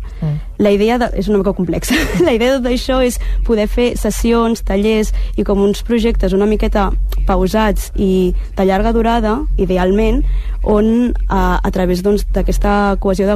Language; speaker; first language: Catalan; early bilingual, other home language; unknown